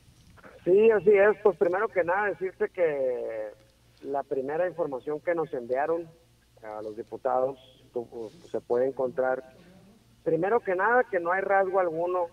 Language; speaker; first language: Spanish; native; Spanish